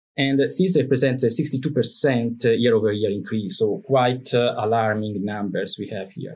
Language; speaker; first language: English; non-native, fluent; Italian